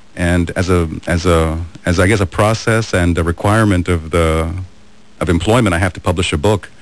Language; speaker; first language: English; early bilingual, other home language; Spanish